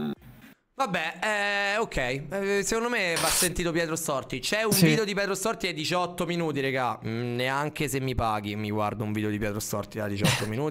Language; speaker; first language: Italian; native; Italian